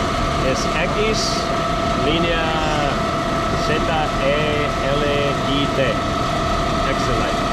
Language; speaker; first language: Spanish; non-native, learner; English